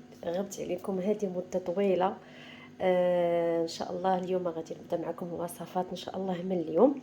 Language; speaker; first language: Arabic; native; Arabic